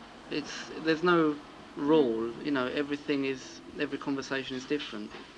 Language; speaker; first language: English; early bilingual, other home language; Greek